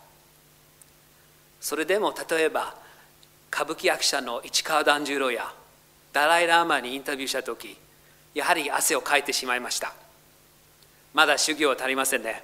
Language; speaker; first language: Japanese; non-native, fluent; English